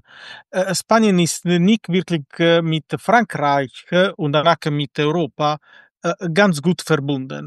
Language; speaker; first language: German; non-native, fluent; Italian